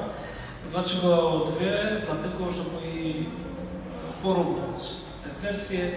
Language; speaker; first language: Polish; non-native, fluent; Georgian